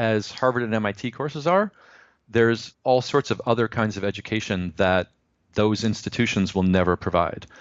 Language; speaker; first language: English; native; English